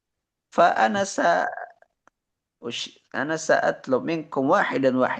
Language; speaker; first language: Arabic; non-native, fluent; Indonesian